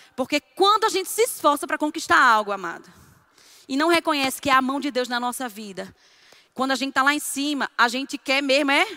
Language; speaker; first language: Portuguese; native; Portuguese